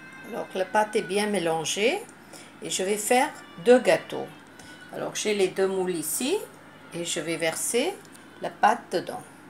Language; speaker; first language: French; non-native, fluent; Hindi